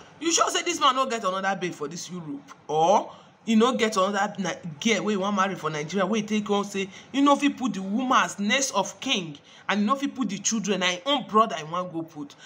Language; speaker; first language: Nigerian Pidgin; non-native, local second language; Igbo